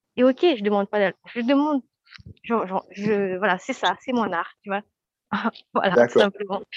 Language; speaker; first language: French; non-native, local second language; Malagasy